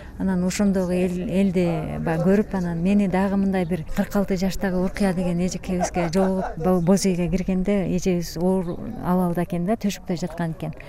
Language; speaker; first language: Kyrgyz; native; Kyrgyz